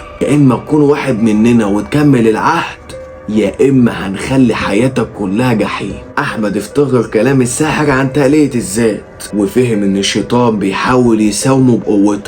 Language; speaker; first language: Arabic; native; Arabic